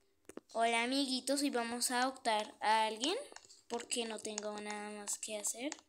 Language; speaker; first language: Spanish; native; Spanish